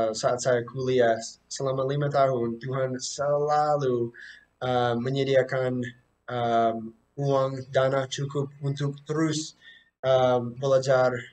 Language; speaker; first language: Indonesian; non-native, fluent; English